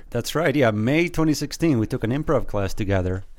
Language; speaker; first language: English; early bilingual, other home language; Spanish